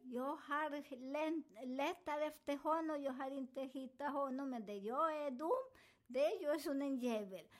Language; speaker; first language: Swedish; non-native, learner; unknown